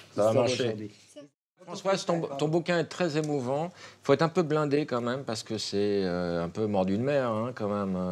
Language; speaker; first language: French; native; French